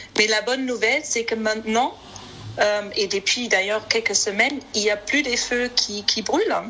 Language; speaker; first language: French; non-native, fluent; German